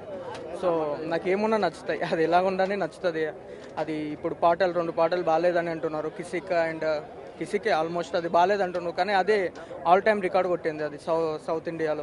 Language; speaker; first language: Telugu; native; Telugu